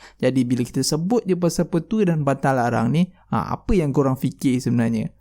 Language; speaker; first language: Malay; native; Malay